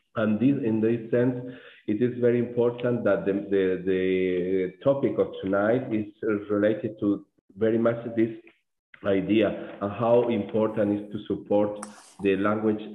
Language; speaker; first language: English; non-native, fluent; Spanish